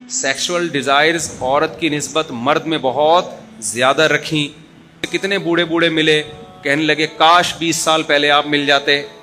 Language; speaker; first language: Urdu; native; Urdu